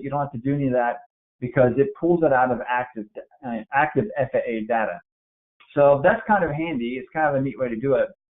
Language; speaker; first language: English; native; English